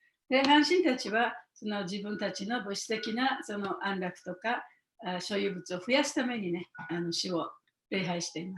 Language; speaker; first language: Japanese; native; Japanese